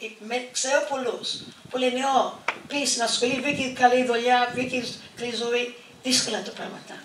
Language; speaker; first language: Greek; early bilingual, heritage; English